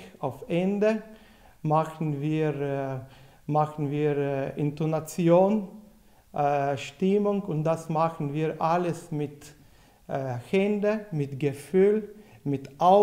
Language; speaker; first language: German; non-native, learner; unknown